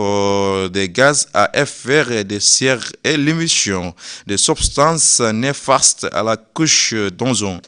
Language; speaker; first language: French; non-native, fluent; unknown